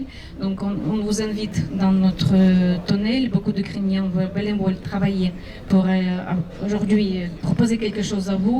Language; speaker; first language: French; non-native, fluent; Ukrainian